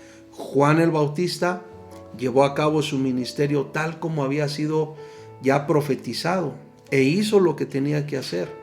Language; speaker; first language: Spanish; native; Spanish